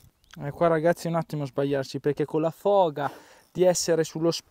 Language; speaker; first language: Italian; native; Italian